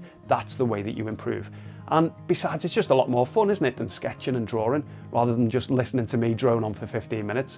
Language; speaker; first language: English; native; English